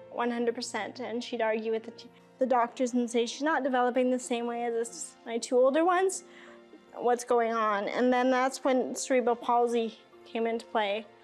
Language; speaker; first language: English; native; English